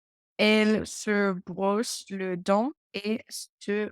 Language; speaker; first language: French; non-native, learner; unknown